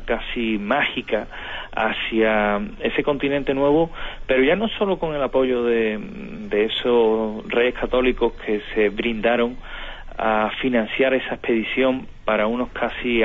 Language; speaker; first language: Spanish; native; Spanish